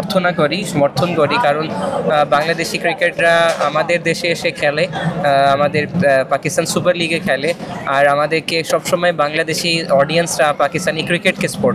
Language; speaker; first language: Bangla; non-native, fluent; Urdu